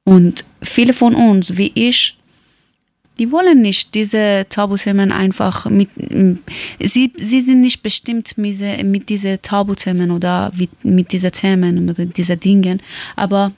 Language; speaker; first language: German; non-native, learner; Persian